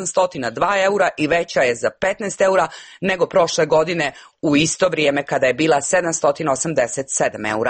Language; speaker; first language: Serbian; native; Serbian